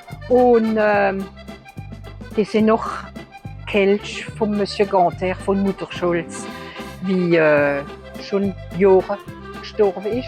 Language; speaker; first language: German; non-native, local second language; Swiss German